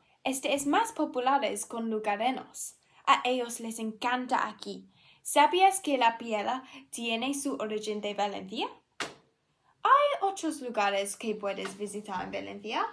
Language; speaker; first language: Spanish; non-native, learner; English